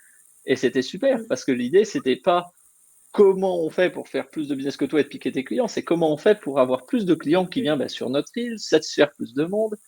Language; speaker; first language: French; native; French